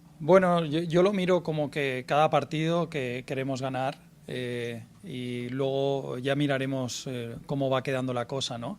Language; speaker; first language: Spanish; native; Spanish